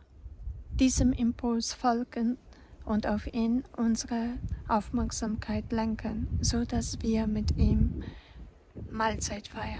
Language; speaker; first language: German; non-native, fluent; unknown